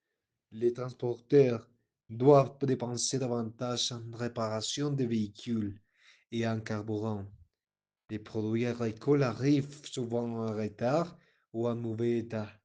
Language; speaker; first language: French; non-native, learner; Spanish